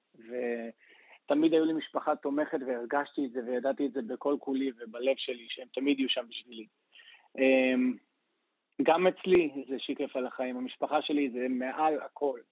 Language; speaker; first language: Hebrew; native; Hebrew